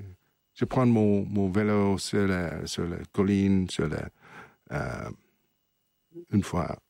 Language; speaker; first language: French; non-native, learner; English